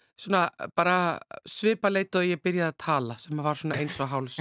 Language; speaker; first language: Icelandic; native; Icelandic